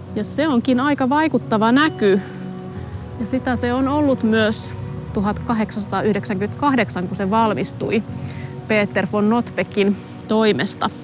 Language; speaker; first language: Finnish; native; Finnish